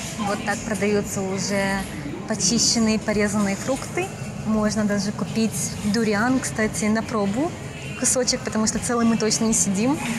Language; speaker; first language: Russian; native; Russian